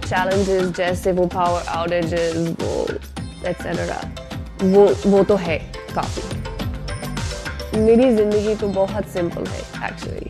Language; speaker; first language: Hindi; non-native, learner; English